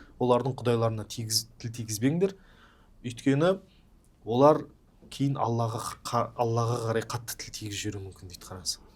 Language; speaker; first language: Kazakh; native; Kazakh